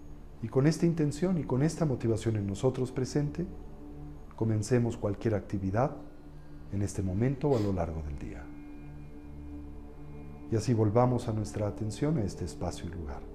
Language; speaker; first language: Spanish; native; Spanish